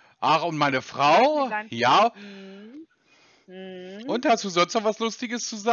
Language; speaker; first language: German; native; German